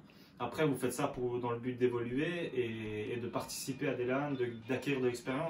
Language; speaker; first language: French; native; French